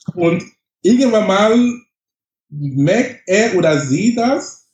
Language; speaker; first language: German; non-native, fluent; English